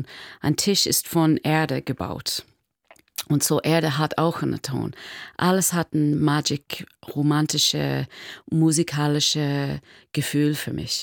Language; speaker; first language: German; non-native, learner; English